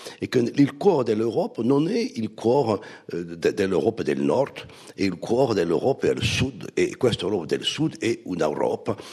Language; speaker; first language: Italian; non-native, fluent; French